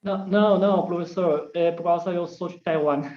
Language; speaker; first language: Portuguese; non-native, learner; Chinese